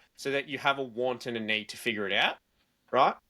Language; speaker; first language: English; native; English